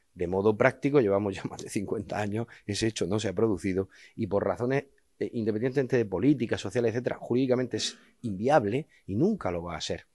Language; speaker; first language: Spanish; native; Spanish